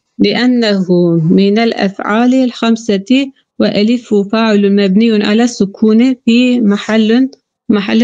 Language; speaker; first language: Arabic; non-native, learner; Turkish